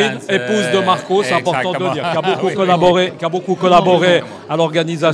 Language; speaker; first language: French; native; French